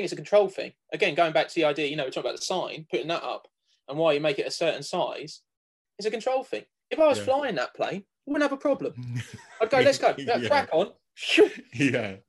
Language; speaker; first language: English; native; English